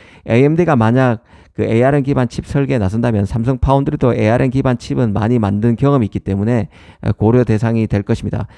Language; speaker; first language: Korean; native; Korean